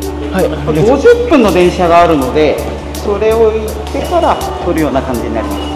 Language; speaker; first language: Japanese; native; Japanese